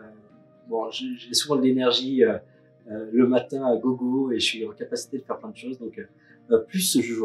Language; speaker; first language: French; native; French